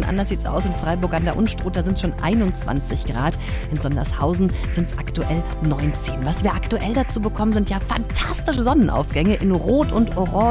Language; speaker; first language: German; native; German